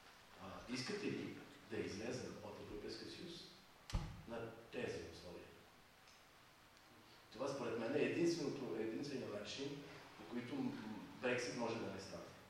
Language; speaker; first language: Bulgarian; non-native, fluent; French